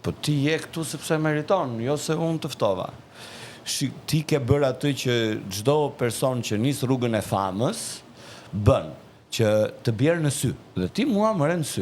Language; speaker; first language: Albanian; native; Albanian